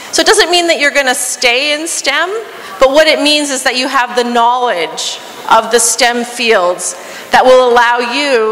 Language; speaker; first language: English; native; English